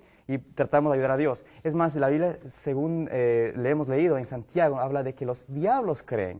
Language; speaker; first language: Spanish; native; Spanish